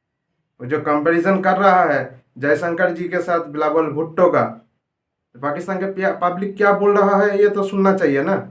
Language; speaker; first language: Hindi; non-native, local second language; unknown